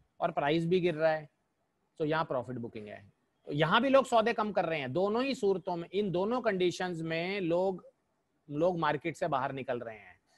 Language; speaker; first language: Hindi; native; Hindi